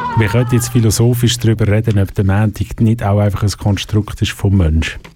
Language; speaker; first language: German; native; German